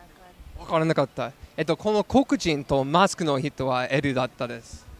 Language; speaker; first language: Japanese; non-native, learner; English